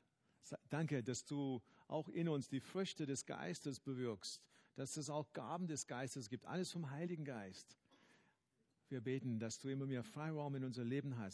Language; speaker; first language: German; non-native, fluent; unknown